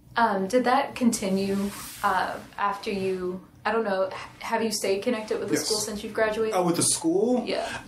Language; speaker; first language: English; native; English